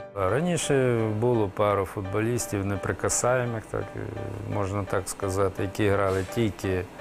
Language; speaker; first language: Ukrainian; native; Ukrainian